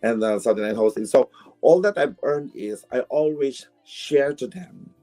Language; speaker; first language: English; non-native, local second language; Filipino